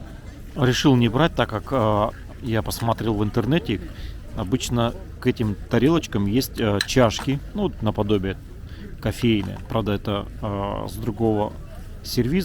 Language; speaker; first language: Russian; native; Russian